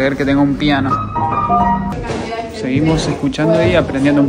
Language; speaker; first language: Spanish; native; Spanish